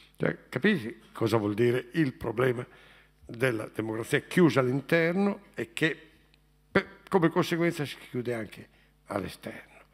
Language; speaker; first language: Italian; native; Italian